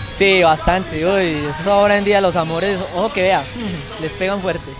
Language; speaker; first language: Spanish; native; Spanish